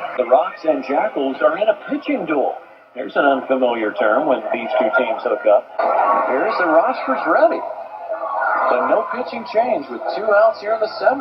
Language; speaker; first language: English; native; English